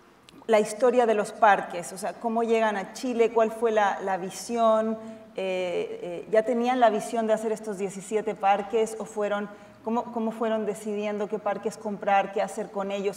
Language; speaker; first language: Spanish; native; Spanish